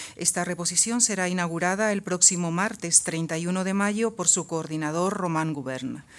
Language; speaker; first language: Spanish; native; Spanish